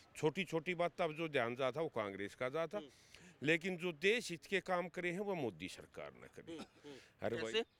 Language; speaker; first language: Hindi; native; Hindi